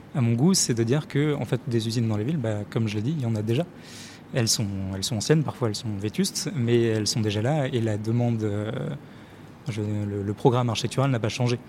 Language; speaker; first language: French; native; French